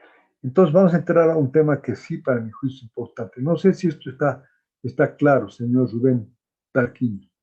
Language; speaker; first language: Spanish; native; Spanish